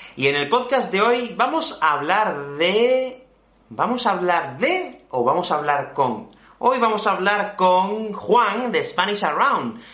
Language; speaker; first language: Spanish; native; Spanish